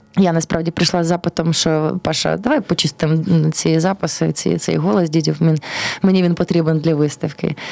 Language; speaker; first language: Ukrainian; early bilingual, heritage; Ukrainian